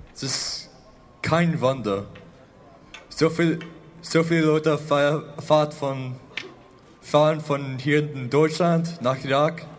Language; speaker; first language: German; non-native, learner; English